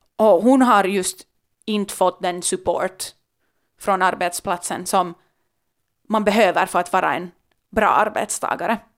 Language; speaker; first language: Swedish; native; Swedish